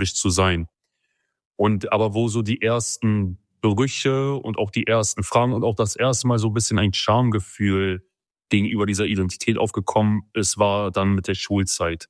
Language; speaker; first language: German; early bilingual, other home language; Kurdish